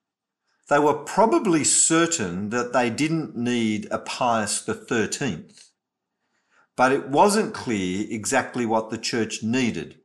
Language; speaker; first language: English; native; English